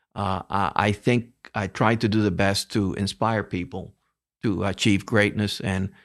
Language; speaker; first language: English; early bilingual, other home language; Spanish